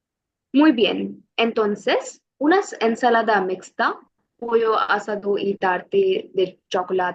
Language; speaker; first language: Spanish; non-native, learner; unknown